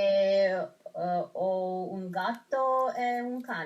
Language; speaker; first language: Italian; non-native, learner; Romanian